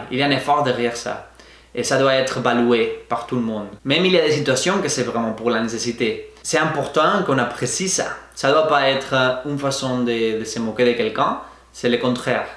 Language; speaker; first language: French; non-native, fluent; Spanish